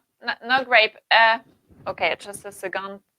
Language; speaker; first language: English; non-native, learner; French